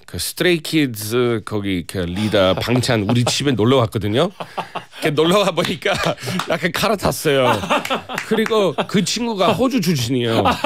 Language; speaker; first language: Korean; non-native, fluent; English